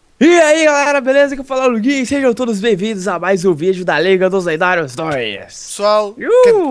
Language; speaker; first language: Portuguese; native; Portuguese